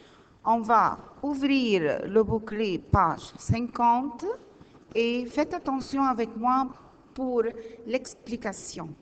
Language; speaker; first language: French; non-native, learner; Arabic